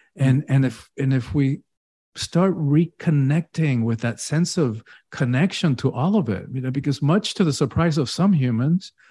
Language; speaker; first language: English; early bilingual, other home language; Spanish